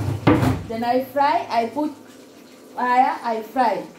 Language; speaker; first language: English; non-native, learner; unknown